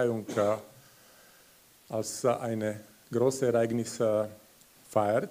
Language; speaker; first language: German; non-native, fluent; Slovak